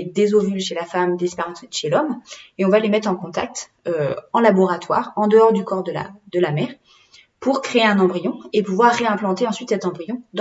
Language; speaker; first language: French; native; French